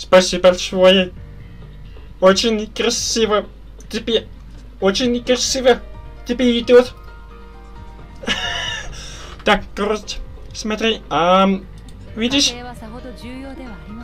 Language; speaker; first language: Russian; non-native, learner; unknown